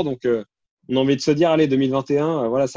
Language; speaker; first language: French; native; French